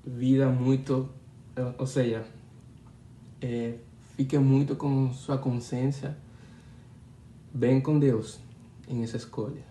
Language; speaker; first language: Portuguese; non-native, learner; Spanish